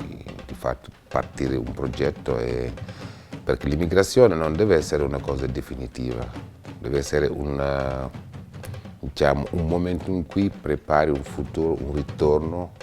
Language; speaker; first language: Italian; non-native, fluent; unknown